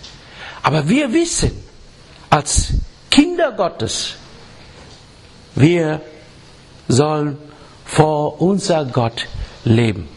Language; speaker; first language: German; non-native, learner; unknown